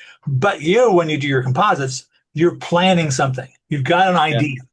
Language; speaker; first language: English; native; English